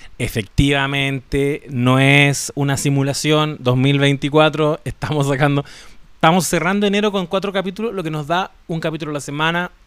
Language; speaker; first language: Spanish; native; Spanish